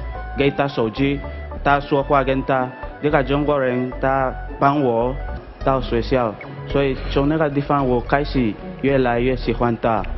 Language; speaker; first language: Chinese; non-native, learner; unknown